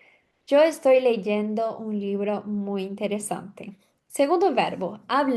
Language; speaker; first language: Spanish; non-native, fluent; Portuguese